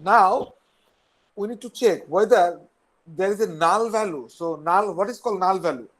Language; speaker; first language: English; non-native, local second language; Bangla